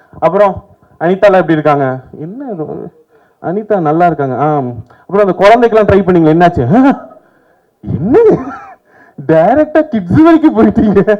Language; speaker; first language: Tamil; native; Tamil